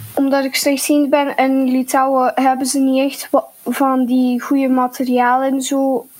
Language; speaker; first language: Dutch; early bilingual, other home language; Lithuanian